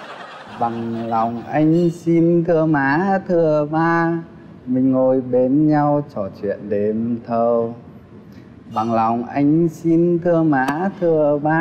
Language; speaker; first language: Vietnamese; native; Vietnamese